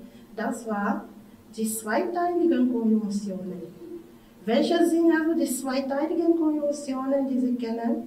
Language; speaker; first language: German; non-native, fluent; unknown